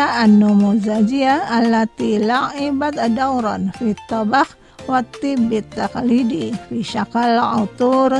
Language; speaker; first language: Arabic; non-native, fluent; Indonesian